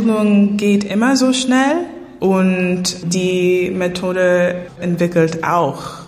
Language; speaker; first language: German; non-native, learner; English